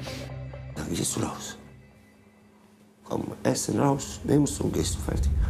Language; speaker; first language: German; non-native, learner; Italian